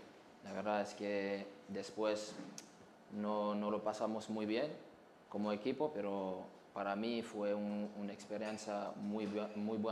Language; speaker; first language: Spanish; non-native, learner; French